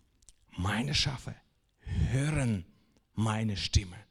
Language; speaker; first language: German; non-native, fluent; Russian